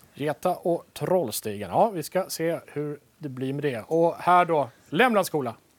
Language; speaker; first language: Swedish; native; Swedish